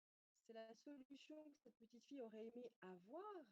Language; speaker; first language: French; native; French